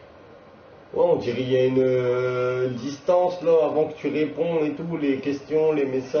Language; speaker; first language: French; native; French